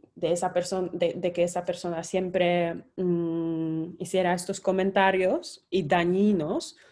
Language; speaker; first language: Spanish; non-native, fluent; Polish